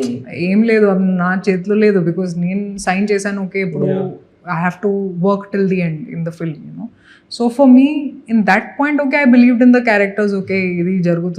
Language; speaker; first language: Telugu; non-native, fluent; Hindi